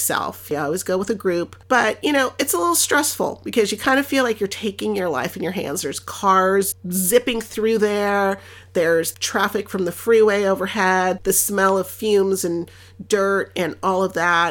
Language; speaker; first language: English; early bilingual, other home language; Spanish